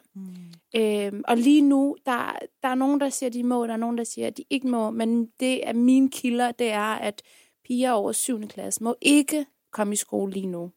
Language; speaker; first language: Danish; early bilingual, other home language; Persian